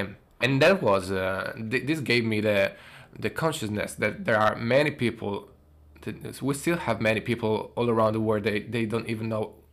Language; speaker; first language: English; non-native, fluent; Italian